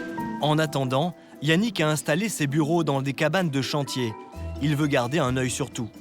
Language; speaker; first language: French; native; French